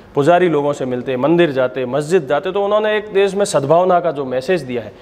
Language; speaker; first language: Hindi; native; Hindi